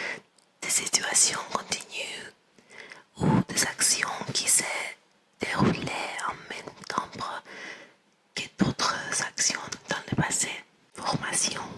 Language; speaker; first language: French; non-native, learner; English